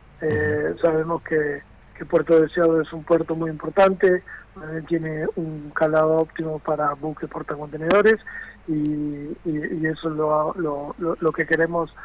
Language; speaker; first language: Spanish; native; Spanish